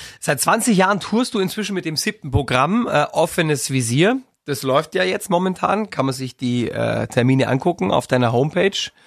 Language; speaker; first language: German; native; German